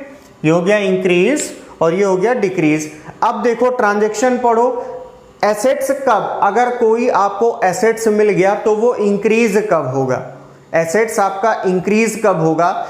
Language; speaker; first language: Hindi; native; Hindi